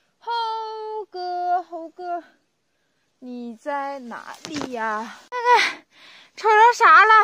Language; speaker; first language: Chinese; native; Chinese